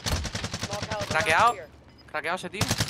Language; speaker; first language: Spanish; native; Spanish